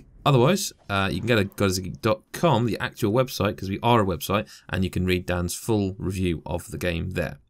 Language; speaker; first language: English; native; English